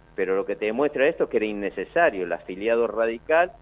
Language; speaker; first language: Spanish; native; Spanish